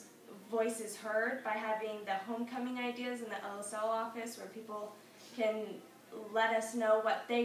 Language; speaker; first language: English; native; English